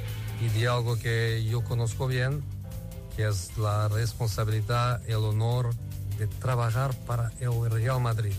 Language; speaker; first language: Spanish; non-native, fluent; Portuguese